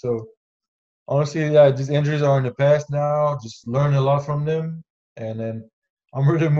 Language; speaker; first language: English; non-native, fluent; French